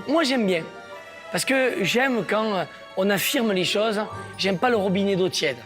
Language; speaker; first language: French; native; French